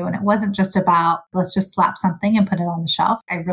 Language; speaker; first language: English; early bilingual, other home language; Arabic